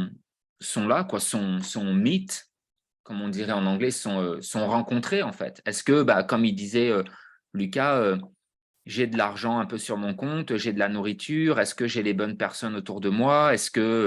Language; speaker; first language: French; native; French